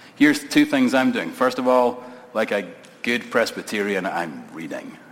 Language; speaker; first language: English; native; English